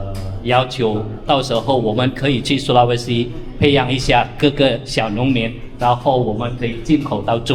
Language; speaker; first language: Chinese; non-native, learner; Indonesian